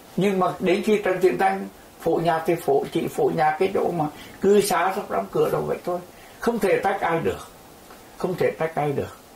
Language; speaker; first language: Vietnamese; native; Vietnamese